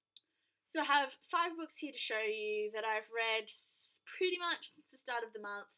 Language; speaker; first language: English; native; English